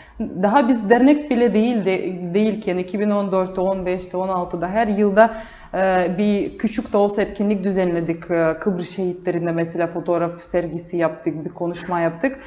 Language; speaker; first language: Turkish; non-native, fluent; Russian